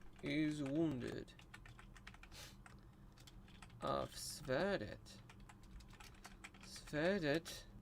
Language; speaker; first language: Swedish; non-native, learner; Russian